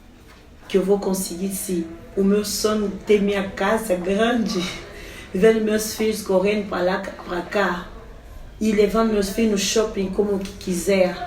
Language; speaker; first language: Portuguese; non-native, fluent; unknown